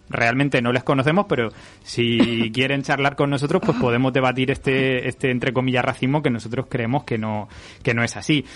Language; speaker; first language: Spanish; native; Spanish